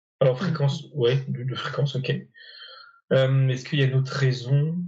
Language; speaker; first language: French; native; French